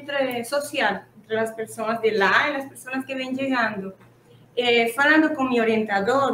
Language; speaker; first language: Portuguese; non-native, fluent; Spanish